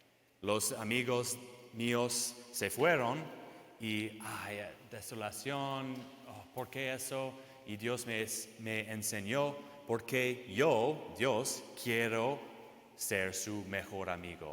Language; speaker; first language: Spanish; non-native, fluent; English